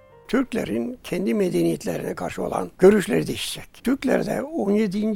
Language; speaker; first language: Turkish; native; Turkish